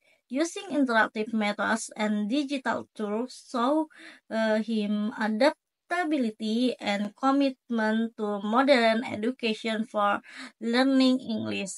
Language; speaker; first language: English; non-native, learner; Indonesian